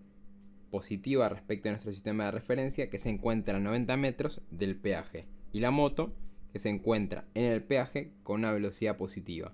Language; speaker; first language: Spanish; native; Spanish